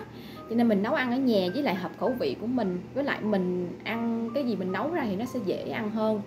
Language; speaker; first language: Vietnamese; native; Vietnamese